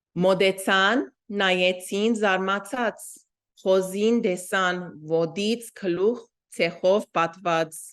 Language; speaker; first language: Armenian; early bilingual, heritage; Armenian